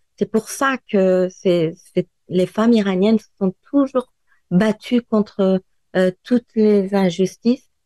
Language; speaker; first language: French; non-native, fluent; Persian